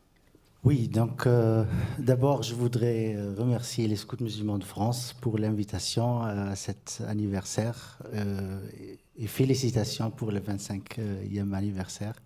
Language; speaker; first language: French; non-native, fluent; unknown